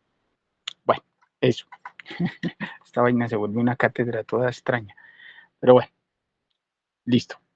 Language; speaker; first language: Spanish; native; Spanish